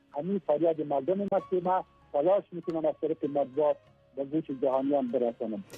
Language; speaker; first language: Persian; non-native, local second language; Pashto